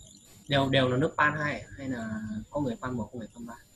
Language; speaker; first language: Vietnamese; native; Vietnamese